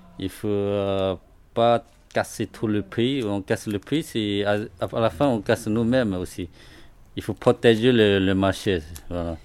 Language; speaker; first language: French; non-native, learner; Chinese